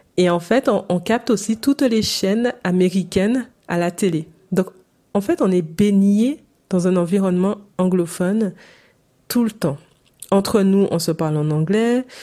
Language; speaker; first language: French; native; French